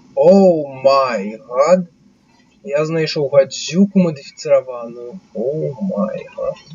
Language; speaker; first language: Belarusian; non-native, local second language; Russian